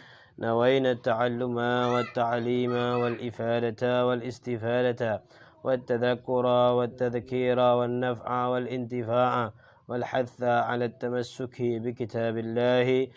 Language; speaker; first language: Arabic; non-native, fluent; Indonesian